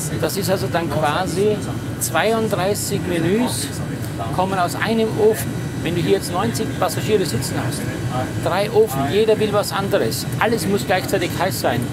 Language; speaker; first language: German; native; German